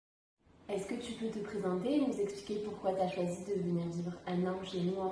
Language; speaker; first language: French; native; French